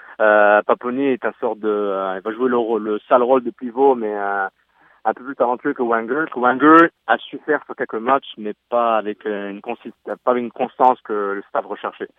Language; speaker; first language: French; native; French